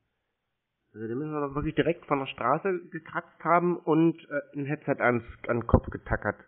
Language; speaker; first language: German; native; German